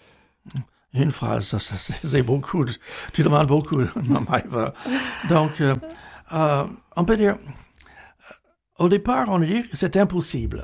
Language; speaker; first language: French; non-native, fluent; English